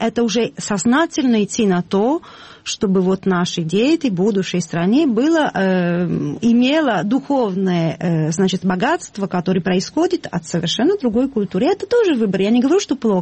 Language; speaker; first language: Russian; non-native, fluent; Italian